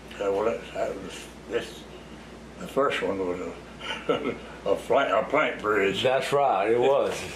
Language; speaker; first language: English; native; English